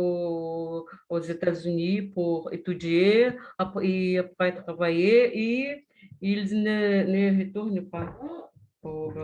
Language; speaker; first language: French; non-native, learner; Portuguese